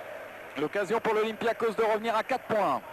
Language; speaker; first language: French; native; French